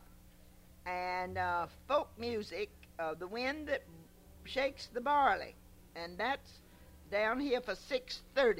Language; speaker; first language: English; native; English